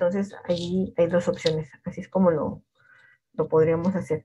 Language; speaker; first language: Spanish; native; Spanish